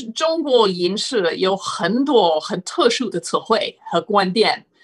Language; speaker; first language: Chinese; non-native, fluent; English